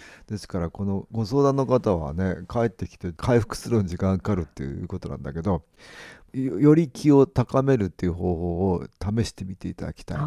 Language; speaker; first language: Japanese; native; Japanese